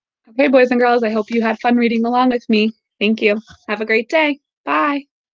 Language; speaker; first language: English; native; English